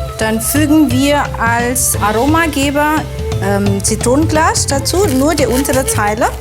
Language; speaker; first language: German; non-native, fluent; Indonesian